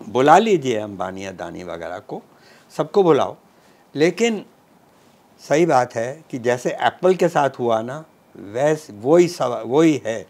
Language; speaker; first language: Hindi; non-native, local second language; Punjabi